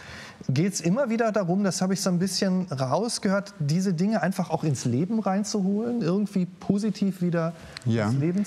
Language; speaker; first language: German; native; German